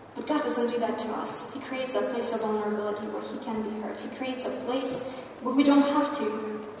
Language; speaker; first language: English; non-native, fluent; Russian